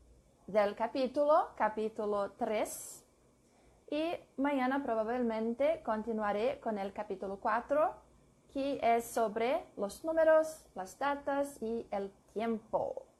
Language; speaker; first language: Spanish; non-native, learner; English